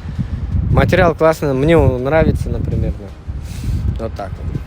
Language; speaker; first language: Russian; native; Russian